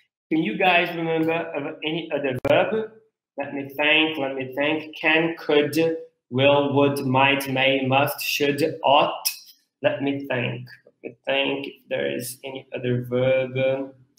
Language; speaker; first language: English; non-native, fluent; Portuguese